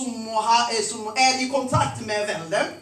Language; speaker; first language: Swedish; non-native, fluent; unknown